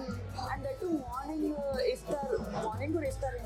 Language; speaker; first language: Telugu; native; Telugu